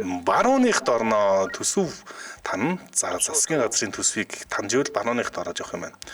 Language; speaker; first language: Mongolian; native; Mongolian